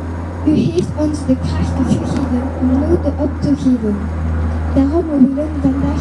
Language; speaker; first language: Dutch; non-native, local second language; French